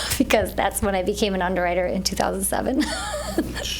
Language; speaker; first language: English; native; English